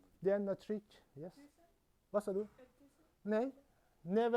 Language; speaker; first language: Swedish; non-native, learner; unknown